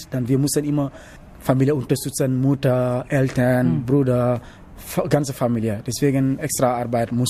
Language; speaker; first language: German; non-native, learner; Wolof